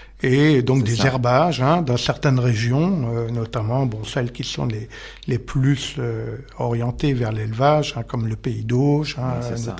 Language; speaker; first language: French; native; French